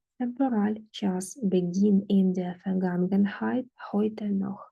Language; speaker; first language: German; non-native, fluent; Ukrainian